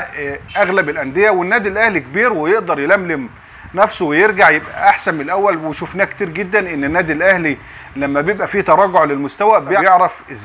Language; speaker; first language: Arabic; native; Arabic